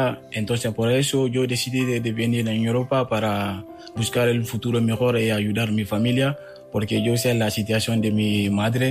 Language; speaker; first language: Spanish; non-native, fluent; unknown